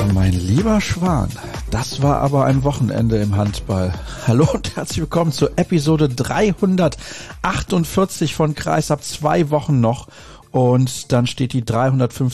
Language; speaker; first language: German; native; German